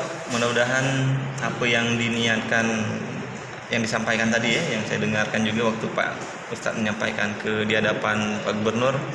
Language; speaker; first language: Indonesian; native; Indonesian